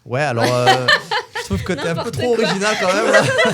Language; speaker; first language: French; native; French